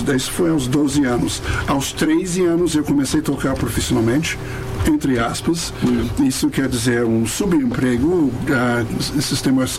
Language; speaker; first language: Portuguese; non-native, fluent; English